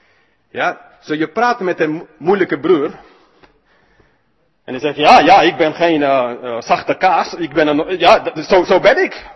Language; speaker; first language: Dutch; non-native, fluent; English